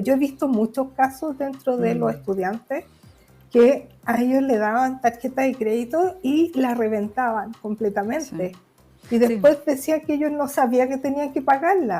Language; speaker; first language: Spanish; native; Spanish